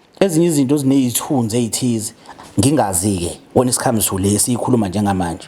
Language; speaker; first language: Zulu; native; Zulu